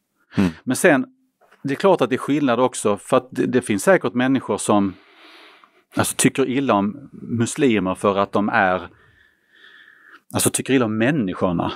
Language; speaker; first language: Swedish; native; Swedish